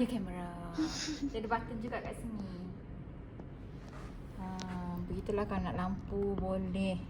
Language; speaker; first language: Malay; native; Malay